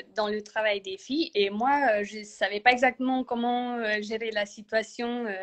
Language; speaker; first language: French; non-native, fluent; Romanian